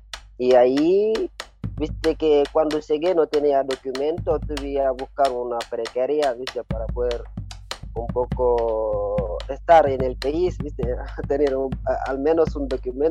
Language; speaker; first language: Spanish; non-native, learner; Wolof